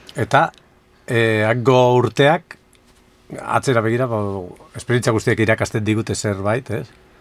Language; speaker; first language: Basque; native; Basque